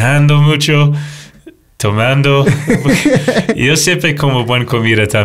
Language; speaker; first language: Spanish; non-native, fluent; English